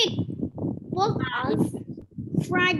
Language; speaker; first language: English; non-native, learner; Vietnamese